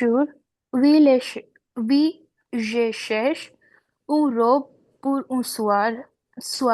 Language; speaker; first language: French; non-native, learner; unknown